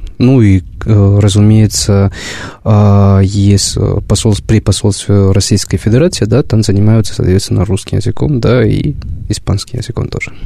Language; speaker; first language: Russian; non-native, fluent; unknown